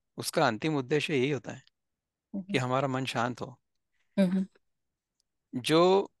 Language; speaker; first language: Hindi; non-native, local second language; Marathi